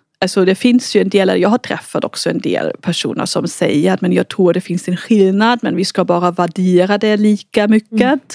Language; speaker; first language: Swedish; non-native, fluent; German